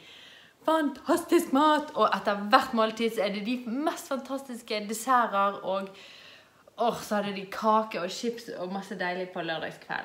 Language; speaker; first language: Norwegian; native; Norwegian